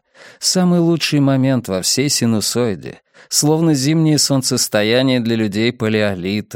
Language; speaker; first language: Russian; native; Russian